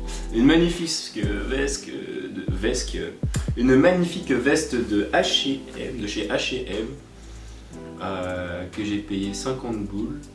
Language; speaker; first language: French; native; French